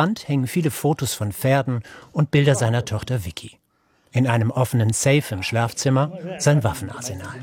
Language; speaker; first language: German; native; German